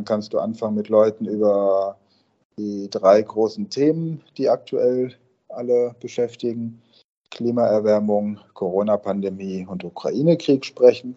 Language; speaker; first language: German; native; German